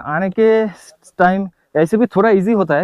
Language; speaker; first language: Hindi; non-native, local second language; Bangla